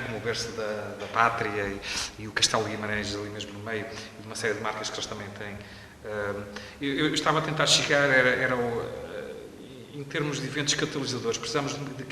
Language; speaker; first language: Portuguese; native; Portuguese